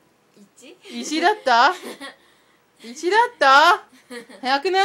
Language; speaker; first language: Japanese; non-native, learner; English